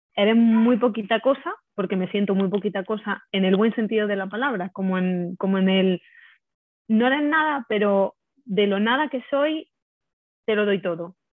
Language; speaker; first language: Spanish; native; Spanish